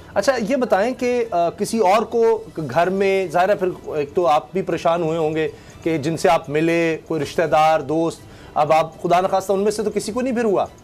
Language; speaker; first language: Urdu; native; Urdu